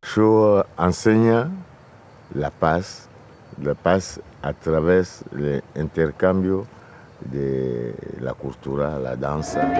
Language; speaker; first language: Spanish; non-native, fluent; Lingala